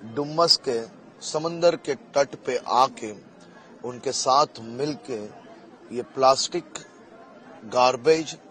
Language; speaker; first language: Hindi; non-native, local second language; Gujarati